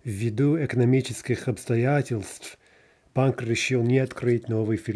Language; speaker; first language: Russian; non-native, fluent; English